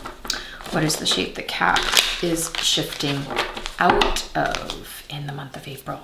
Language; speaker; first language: English; native; English